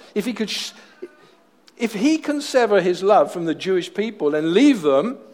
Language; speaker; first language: English; native; English